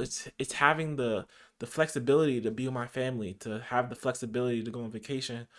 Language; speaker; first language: English; native; English